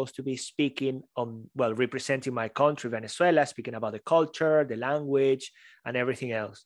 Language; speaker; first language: English; non-native, fluent; Spanish